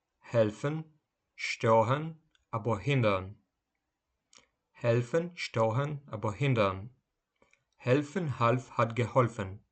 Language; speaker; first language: German; non-native, fluent; Ukrainian